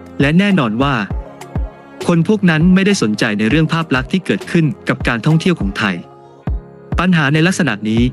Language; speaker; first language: Thai; native; Thai